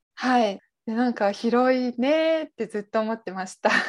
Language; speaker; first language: Japanese; non-native, fluent; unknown